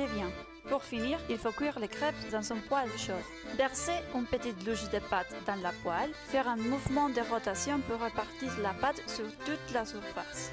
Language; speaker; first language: French; non-native, learner; Spanish